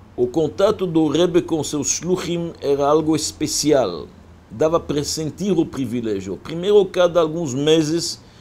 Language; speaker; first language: Portuguese; non-native, fluent; French